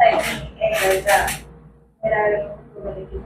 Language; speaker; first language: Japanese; non-native, learner; Filipino